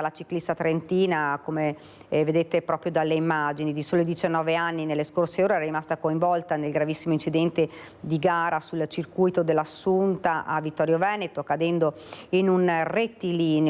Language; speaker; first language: Italian; native; Italian